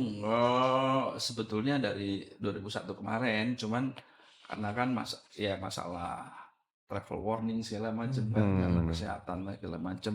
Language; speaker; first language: Indonesian; native; Indonesian